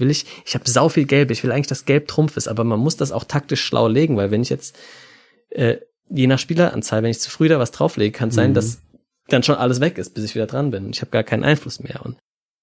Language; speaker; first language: German; native; German